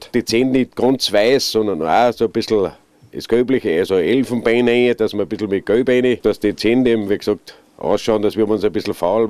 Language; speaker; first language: German; native; German